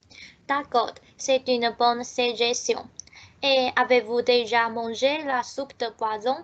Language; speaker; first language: French; non-native, learner; Chinese